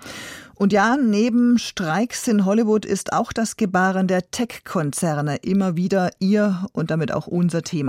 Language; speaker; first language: German; native; German